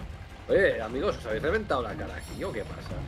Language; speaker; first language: Spanish; native; Spanish